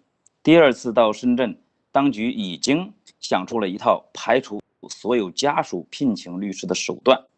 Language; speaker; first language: Chinese; native; Chinese